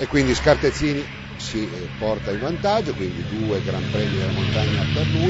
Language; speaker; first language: Italian; native; Italian